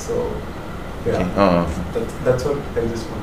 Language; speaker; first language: English; non-native, learner; Korean